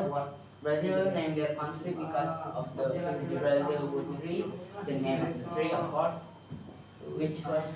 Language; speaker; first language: English; non-native, learner; Indonesian